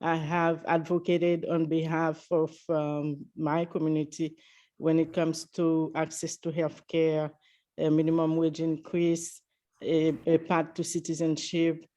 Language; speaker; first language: English; early bilingual, other home language; Haitian Creole